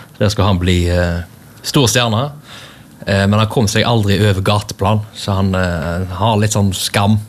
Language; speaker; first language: Norwegian; native; Norwegian